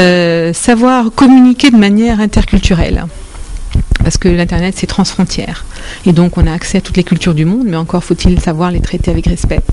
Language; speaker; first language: French; native; French